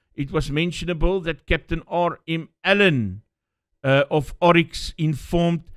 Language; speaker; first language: English; non-native, local second language; Afrikaans